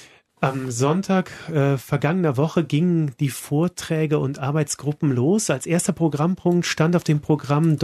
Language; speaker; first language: German; native; German